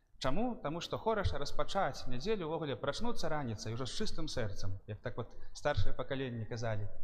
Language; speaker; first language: Belarusian; native; Belarusian